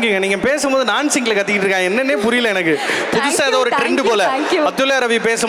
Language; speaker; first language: Tamil; native; Tamil